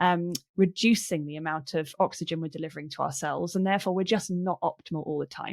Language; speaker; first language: English; native; English